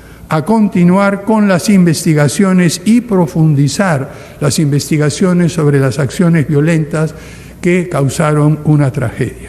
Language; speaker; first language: Spanish; native; Spanish